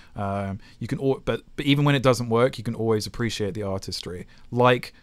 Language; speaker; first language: English; native; English